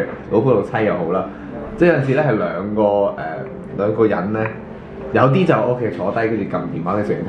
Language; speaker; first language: Chinese; native; Chinese